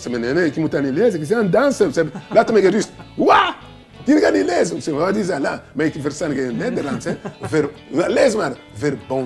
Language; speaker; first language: Dutch; non-native, learner; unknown